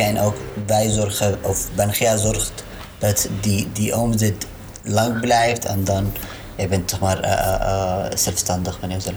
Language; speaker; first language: Dutch; non-native, learner; Arabic